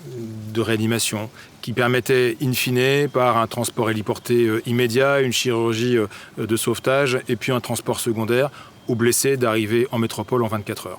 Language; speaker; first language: French; native; French